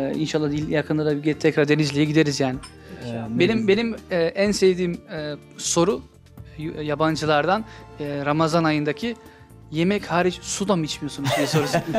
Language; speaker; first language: Turkish; early bilingual, heritage; Turkish